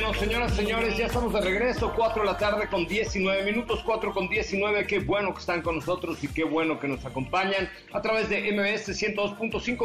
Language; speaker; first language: Spanish; native; Spanish